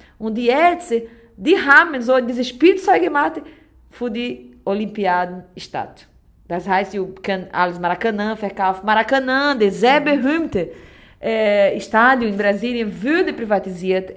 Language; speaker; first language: German; non-native, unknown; Portuguese